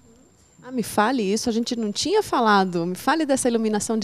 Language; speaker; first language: Portuguese; native; Portuguese